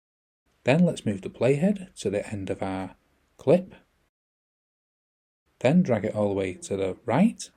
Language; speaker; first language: English; native; English